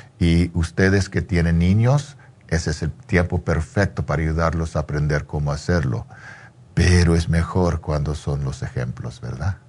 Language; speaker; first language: Spanish; early bilingual, heritage; English